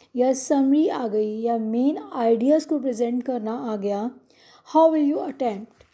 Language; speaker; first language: Hindi; non-native, local second language; Punjabi